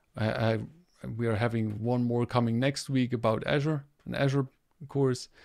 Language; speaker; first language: English; non-native, fluent; German